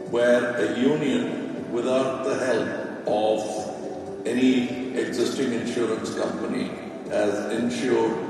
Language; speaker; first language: English; non-native, local second language; Tamil